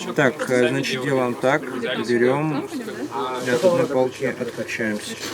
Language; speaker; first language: Russian; native; Russian